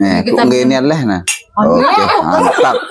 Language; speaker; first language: Indonesian; native; Indonesian